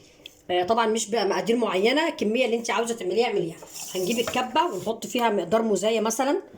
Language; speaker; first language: Arabic; native; Arabic